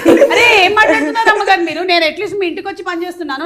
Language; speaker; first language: Telugu; native; Telugu